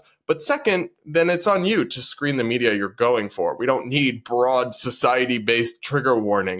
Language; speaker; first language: English; native; English